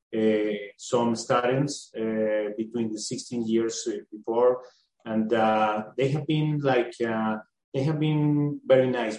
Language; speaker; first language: English; non-native, learner; Spanish